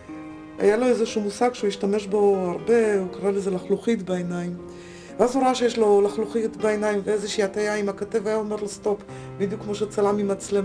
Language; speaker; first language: Hebrew; native; Hebrew